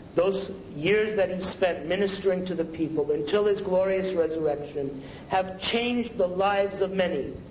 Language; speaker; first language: English; native; English